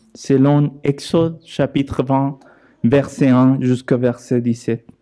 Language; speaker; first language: French; non-native, fluent; Spanish